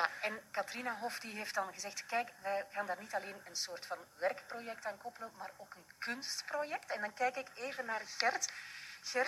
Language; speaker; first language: Dutch; native; Dutch